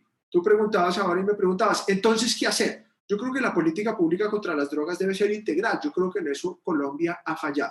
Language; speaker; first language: Spanish; native; Spanish